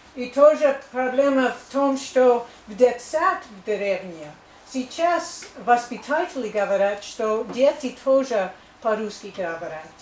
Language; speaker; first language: Russian; non-native, learner; English